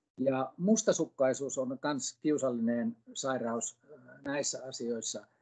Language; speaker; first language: Finnish; native; Finnish